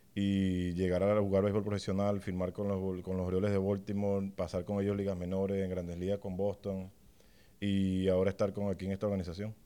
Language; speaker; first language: Spanish; native; Spanish